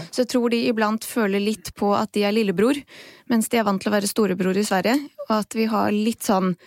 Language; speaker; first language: Norwegian; early bilingual, other home language; Bosnian